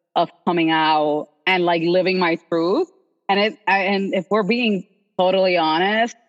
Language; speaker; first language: English; non-native, local second language; Spanish